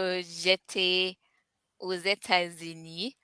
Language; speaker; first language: French; non-native, learner; English